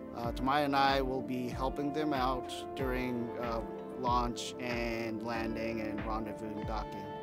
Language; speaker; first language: English; non-native, fluent; Japanese